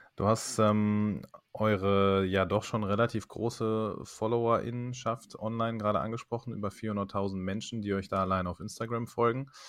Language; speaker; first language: German; native; German